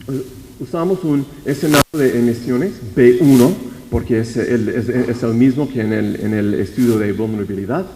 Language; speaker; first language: Spanish; non-native, fluent; English